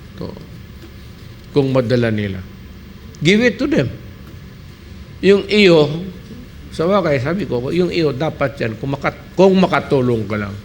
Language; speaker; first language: Filipino; non-native, local second language; Cebuano